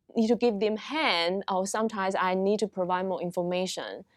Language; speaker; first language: English; non-native, fluent; Chinese